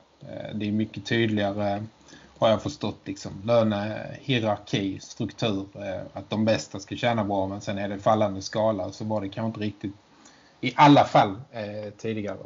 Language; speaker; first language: Swedish; native; Swedish